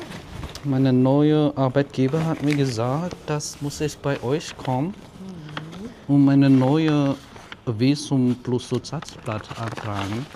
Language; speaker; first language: German; non-native, learner; Filipino